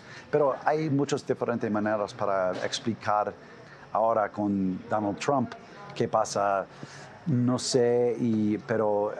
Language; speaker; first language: Spanish; non-native, fluent; English